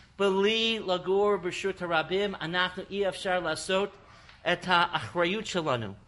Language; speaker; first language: Hebrew; non-native, fluent; English